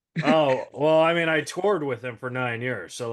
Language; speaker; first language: English; native; English